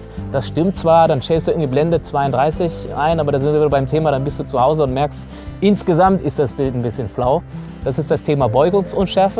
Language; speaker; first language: German; native; German